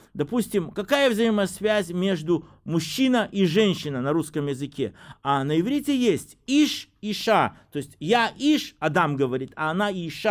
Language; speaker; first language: Russian; native; Russian